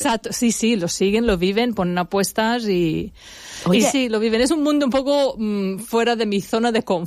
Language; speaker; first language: Spanish; non-native, fluent; English